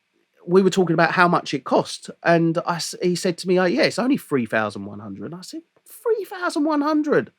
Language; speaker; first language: English; native; English